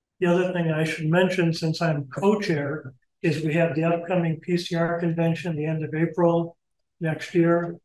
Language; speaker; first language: English; native; English